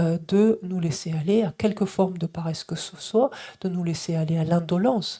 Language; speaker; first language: French; native; French